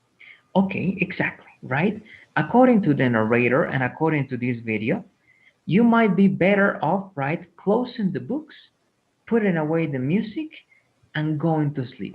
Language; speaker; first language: English; non-native, fluent; Spanish